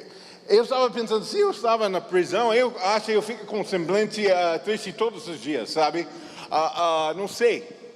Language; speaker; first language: Portuguese; non-native, fluent; English